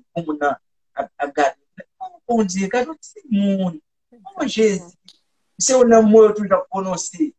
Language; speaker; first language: French; non-native, local second language; Haitian Creole